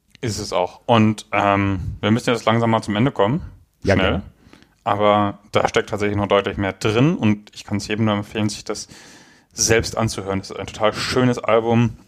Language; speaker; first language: German; native; German